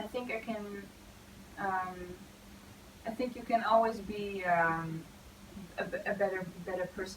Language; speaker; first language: English; non-native, fluent; Dutch